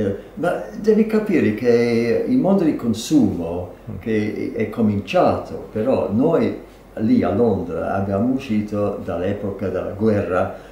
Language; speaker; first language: Italian; non-native, fluent; English